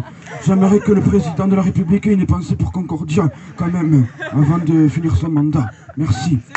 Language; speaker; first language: French; native; French